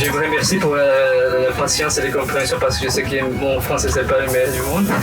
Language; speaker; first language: French; non-native, learner; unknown